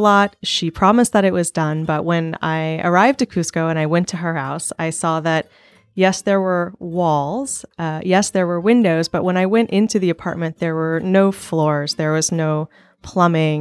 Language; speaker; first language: English; native; English